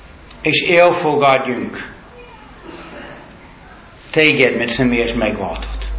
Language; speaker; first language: Hungarian; non-native, learner; English